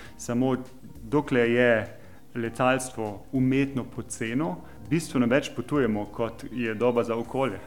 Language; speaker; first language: Slovenian; non-native, fluent; German